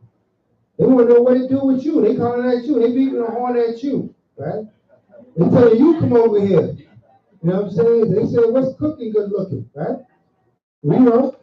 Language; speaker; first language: English; native; English